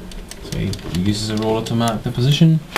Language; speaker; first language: English; native; English